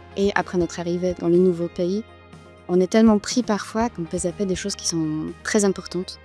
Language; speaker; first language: French; non-native, fluent; Polish